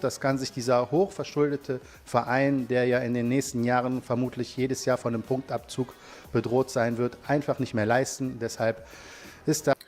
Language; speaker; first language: German; native; German